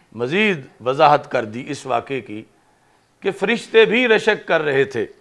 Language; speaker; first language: Urdu; non-native, local second language; Punjabi